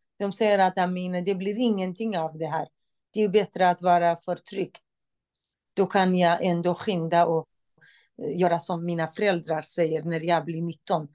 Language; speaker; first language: Swedish; non-native, fluent; Central Kurdish